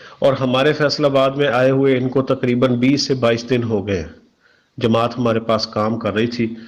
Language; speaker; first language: Urdu; non-native, local second language; Punjabi